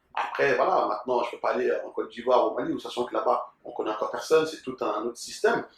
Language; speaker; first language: French; early bilingual, other home language; Soninke